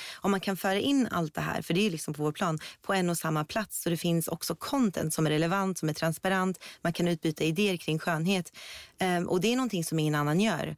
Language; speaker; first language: Swedish; early bilingual, other home language; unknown